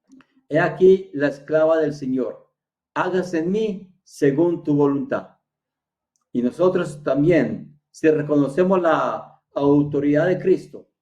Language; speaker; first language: Spanish; native; Spanish